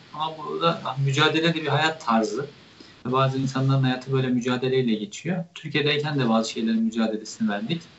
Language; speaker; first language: Turkish; native; Turkish